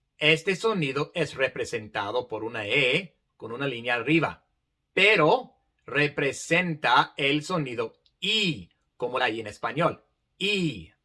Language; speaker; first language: Spanish; non-native, fluent; English